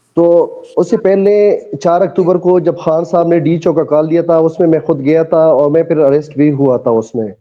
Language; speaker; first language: Urdu; non-native, local second language; Pashto